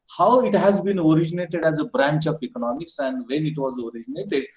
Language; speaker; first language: English; non-native, local second language; Marathi